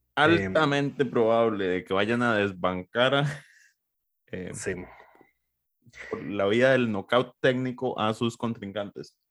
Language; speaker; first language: Spanish; native; Spanish